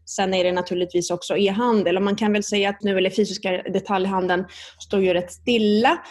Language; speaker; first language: Swedish; early bilingual, other home language; Italian